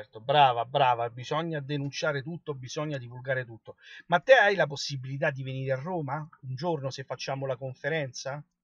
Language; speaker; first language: Italian; native; Italian